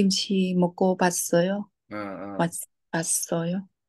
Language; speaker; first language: Korean; non-native, learner; Vietnamese